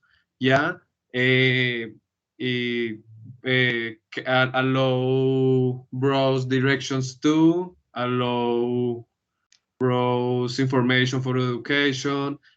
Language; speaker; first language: English; non-native, learner; Spanish